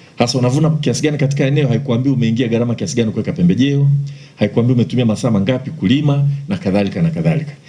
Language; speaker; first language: Swahili; native; Swahili